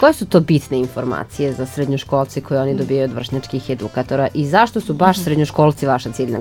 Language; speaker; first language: Serbian; native; Serbian